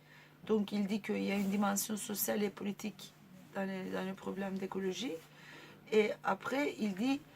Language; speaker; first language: French; non-native, fluent; Turkish